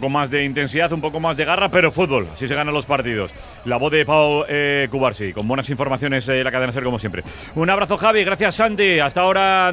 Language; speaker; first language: Spanish; native; Spanish